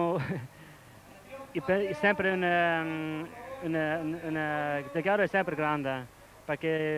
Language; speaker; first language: Italian; non-native, learner; English